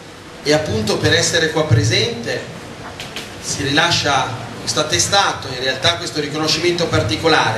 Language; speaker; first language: Italian; native; Italian